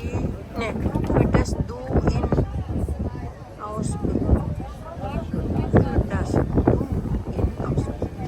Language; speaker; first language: German; non-native, fluent; Filipino